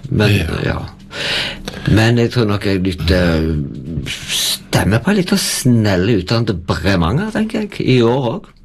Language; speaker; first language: Norwegian; native; Norwegian